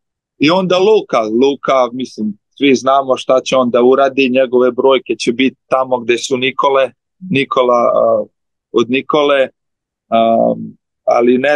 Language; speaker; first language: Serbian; early bilingual, heritage; Slovenian